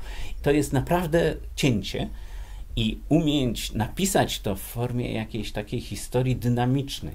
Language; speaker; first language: Polish; native; Polish